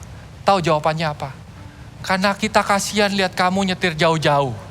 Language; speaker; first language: Indonesian; native; Indonesian